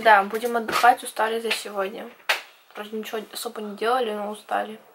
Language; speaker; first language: Russian; native; Russian